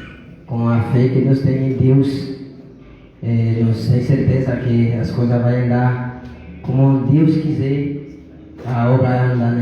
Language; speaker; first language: Portuguese; non-native, local second language; Haitian Creole